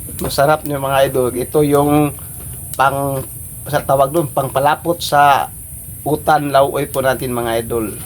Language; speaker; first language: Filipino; non-native, local second language; Cebuano